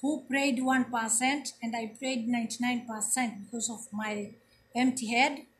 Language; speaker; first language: English; non-native, local second language; Swahili